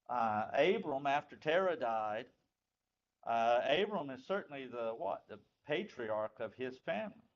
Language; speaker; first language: English; native; English